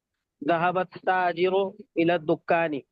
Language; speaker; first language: Arabic; non-native, learner; Urdu